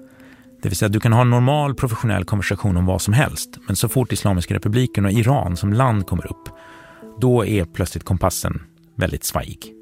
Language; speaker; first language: Swedish; native; Swedish